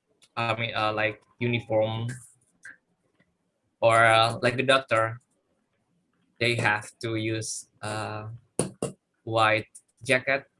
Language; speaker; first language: English; non-native, learner; Indonesian